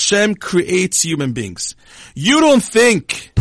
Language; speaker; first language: English; non-native, fluent; Hebrew